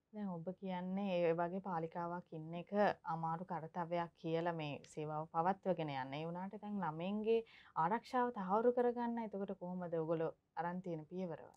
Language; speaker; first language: Sinhala; native; Sinhala